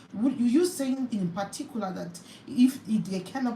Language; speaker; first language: English; non-native, local second language; Yoruba